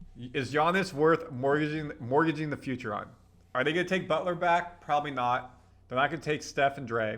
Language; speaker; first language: English; native; English